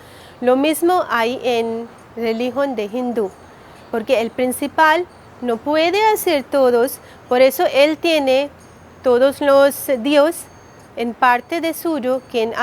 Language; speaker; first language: Spanish; non-native, learner; Hindi